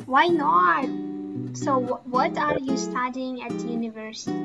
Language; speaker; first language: English; non-native, fluent; Tatar